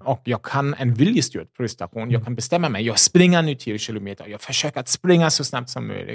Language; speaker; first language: Swedish; non-native, fluent; German